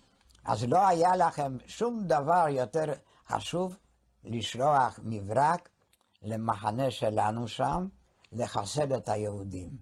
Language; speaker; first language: Hebrew; non-native, fluent; Polish